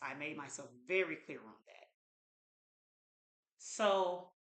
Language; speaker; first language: English; native; English